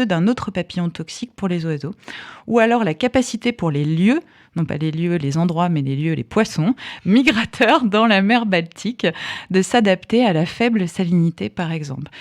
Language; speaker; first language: French; native; French